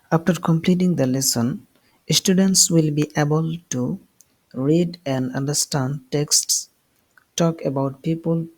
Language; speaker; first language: English; non-native, local second language; Bangla